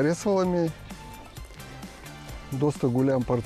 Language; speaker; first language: Bulgarian; non-native, learner; Russian